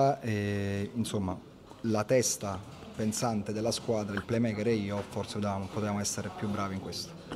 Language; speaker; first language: Italian; native; Italian